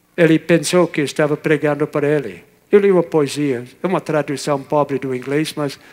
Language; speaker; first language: Portuguese; non-native, fluent; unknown